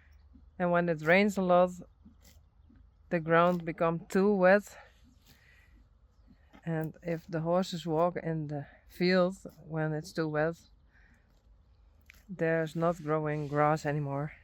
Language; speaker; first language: English; non-native, learner; Western Frisian